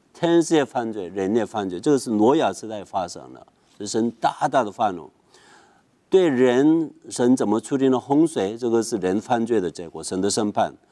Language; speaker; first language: Chinese; non-native, fluent; Korean